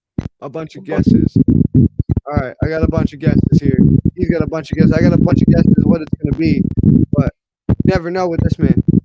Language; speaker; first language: English; native; English